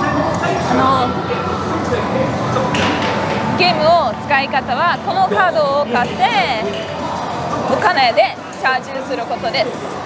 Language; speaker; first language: Japanese; non-native, learner; Dutch